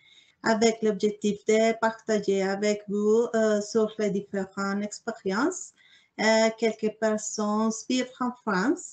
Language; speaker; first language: French; non-native, learner; Spanish